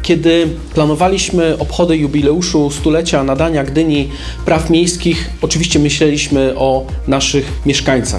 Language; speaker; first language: Polish; native; Polish